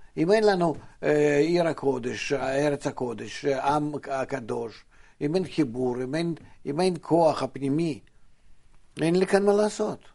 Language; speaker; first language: Hebrew; non-native, fluent; Russian